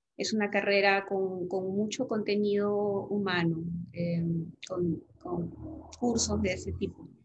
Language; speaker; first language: Spanish; native; Spanish